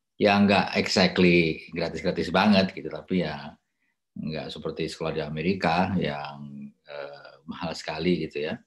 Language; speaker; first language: Indonesian; native; Indonesian